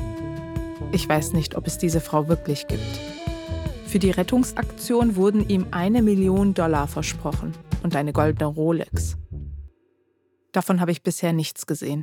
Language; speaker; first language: German; early bilingual, other home language; Turkish